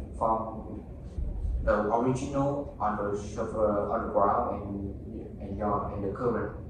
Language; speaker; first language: English; non-native, learner; Vietnamese